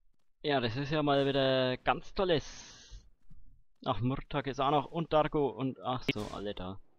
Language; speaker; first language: German; native; German